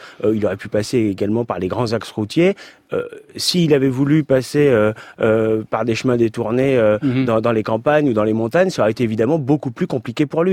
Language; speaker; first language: French; native; French